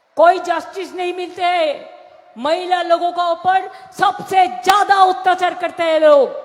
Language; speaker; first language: Hindi; non-native, local second language; Bangla